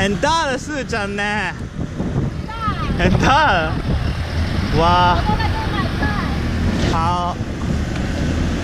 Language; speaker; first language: Chinese; non-native, learner; Japanese